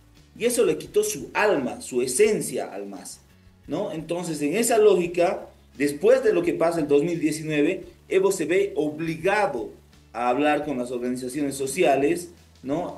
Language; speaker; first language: Spanish; native; Spanish